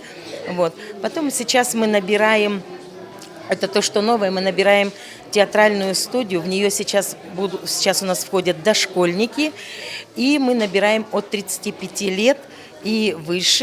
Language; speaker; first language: Russian; native; Russian